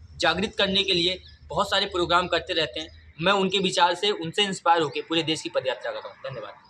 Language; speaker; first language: Hindi; native; Hindi